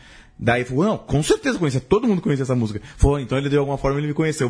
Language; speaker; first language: Portuguese; native; Portuguese